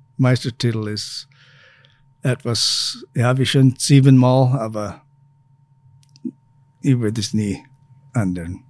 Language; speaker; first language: German; non-native, fluent; English